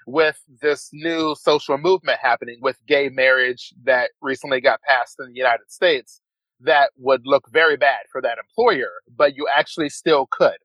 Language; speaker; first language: English; native; English